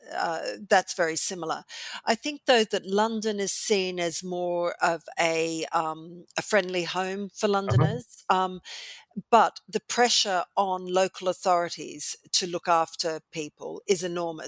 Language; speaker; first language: English; native; English